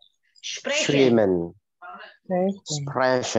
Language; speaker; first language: German; non-native, learner; Indonesian